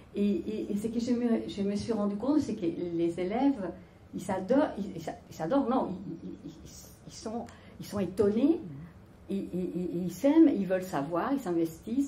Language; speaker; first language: French; non-native, fluent; Spanish